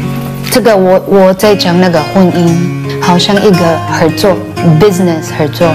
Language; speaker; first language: Chinese; non-native, fluent; Cebuano